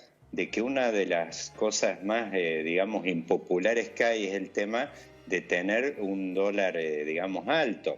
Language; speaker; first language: Spanish; native; Spanish